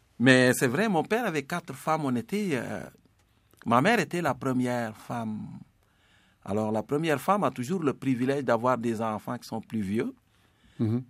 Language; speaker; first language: French; non-native, local second language; Serer